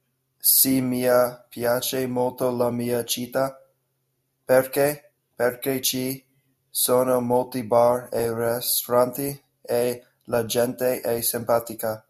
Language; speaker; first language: Italian; non-native, learner; English